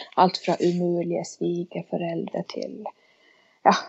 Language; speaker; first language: Swedish; non-native, fluent; Northern Sami